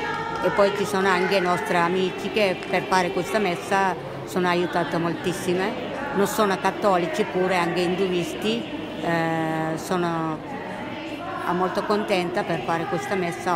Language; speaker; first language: Italian; non-native, learner; Tamil